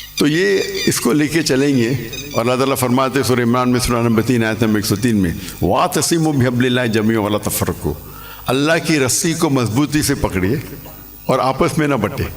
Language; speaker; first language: Urdu; non-native, local second language; English